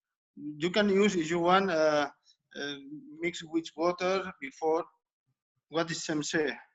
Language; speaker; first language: English; non-native, learner; Spanish